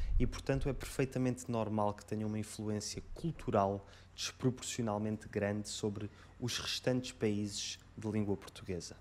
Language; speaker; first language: Portuguese; native; Portuguese